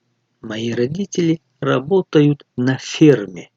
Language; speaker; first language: Russian; non-native, fluent; Tajik